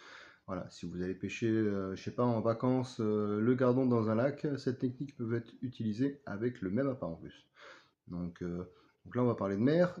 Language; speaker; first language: French; native; French